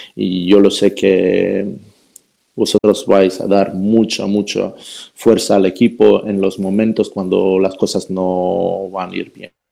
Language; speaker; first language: Spanish; non-native, fluent; Croatian